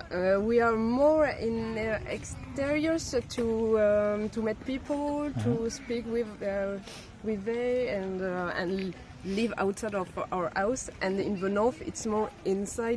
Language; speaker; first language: English; non-native, learner; French